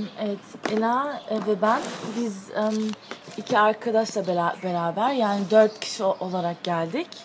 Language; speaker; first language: Turkish; early bilingual, other home language; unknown